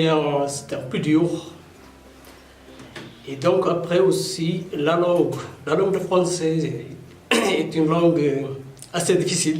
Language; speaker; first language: French; non-native, fluent; Tigrinya